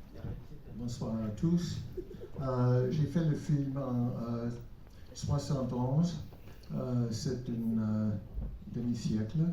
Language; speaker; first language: French; non-native, fluent; English